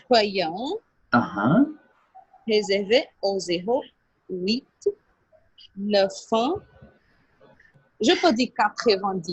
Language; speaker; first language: French; non-native, learner; Portuguese